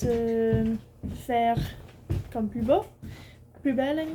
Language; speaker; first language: French; non-native, learner; English